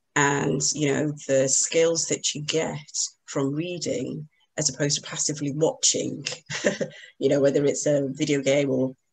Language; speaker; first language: English; native; English